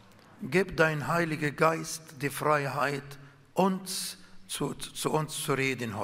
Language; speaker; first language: German; non-native, fluent; Arabic